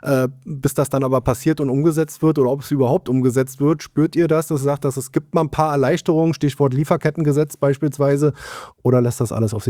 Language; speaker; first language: German; native; German